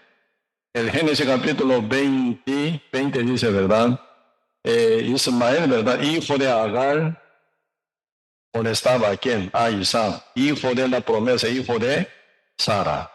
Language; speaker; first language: Spanish; non-native, learner; Korean